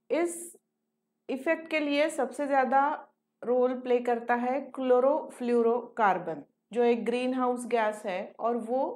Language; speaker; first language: Hindi; non-native, local second language; Marathi